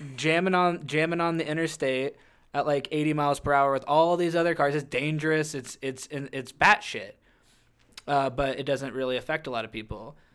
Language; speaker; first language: English; native; English